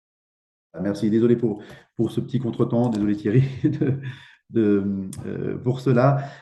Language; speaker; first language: French; native; French